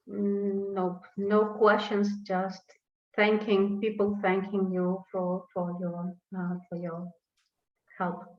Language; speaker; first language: English; non-native, fluent; Ukrainian